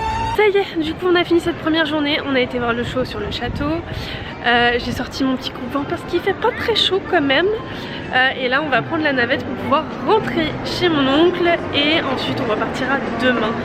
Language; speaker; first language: French; native; French